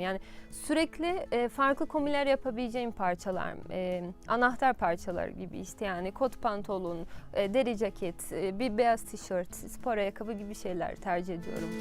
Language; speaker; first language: Turkish; non-native, fluent; Portuguese